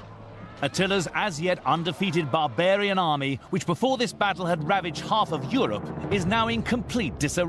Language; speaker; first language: English; native; English